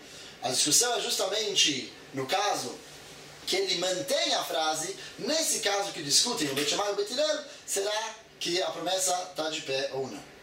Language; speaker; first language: Portuguese; native; Portuguese